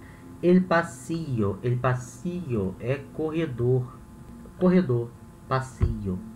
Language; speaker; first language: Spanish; non-native, fluent; Portuguese